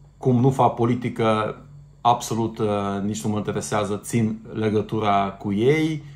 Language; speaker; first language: Romanian; non-native, local second language; Hungarian